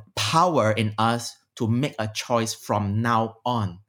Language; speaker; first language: English; native; English